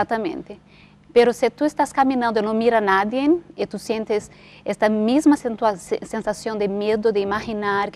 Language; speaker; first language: Spanish; non-native, fluent; Portuguese